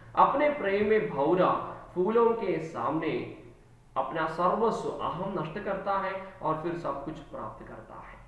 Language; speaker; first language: Hindi; non-native, local second language; Malayalam